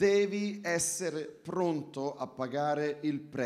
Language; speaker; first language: Italian; native; Italian